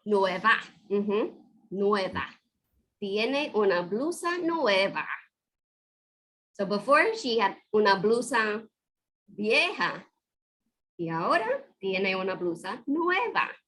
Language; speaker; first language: Spanish; non-native, fluent; English